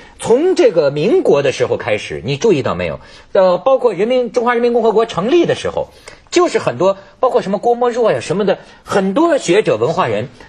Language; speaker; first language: Chinese; native; Chinese